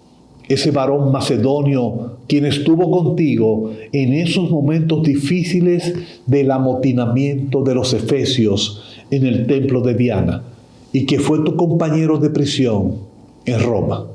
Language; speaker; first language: Spanish; native; Spanish